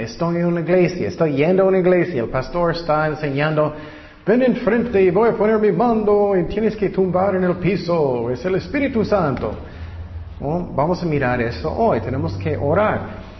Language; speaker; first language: Spanish; non-native, fluent; English